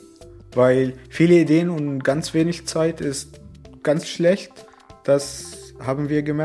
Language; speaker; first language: German; non-native, fluent; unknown